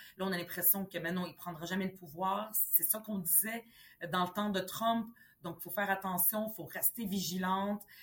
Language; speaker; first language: French; early bilingual, other home language; Arabic